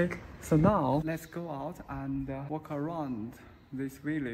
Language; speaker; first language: English; non-native, fluent; Chinese